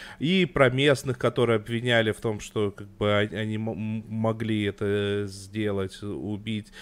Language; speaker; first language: Russian; native; Russian